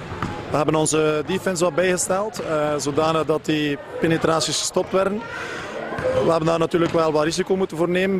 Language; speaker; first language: Dutch; non-native, local second language; French